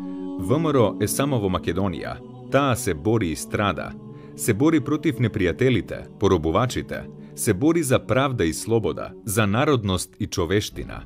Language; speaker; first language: Macedonian; native; Macedonian